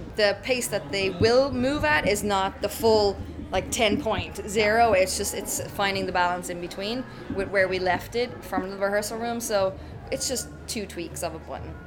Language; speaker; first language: English; native; English